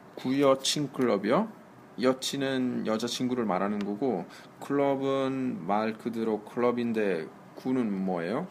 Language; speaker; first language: Korean; non-native, fluent; Italian